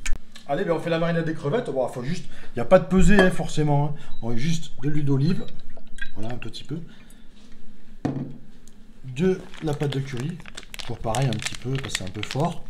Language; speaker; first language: French; native; French